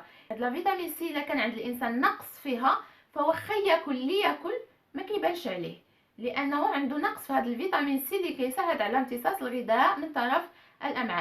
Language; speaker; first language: Arabic; native; Arabic